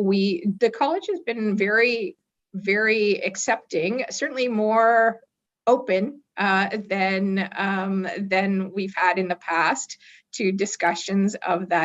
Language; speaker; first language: English; native; English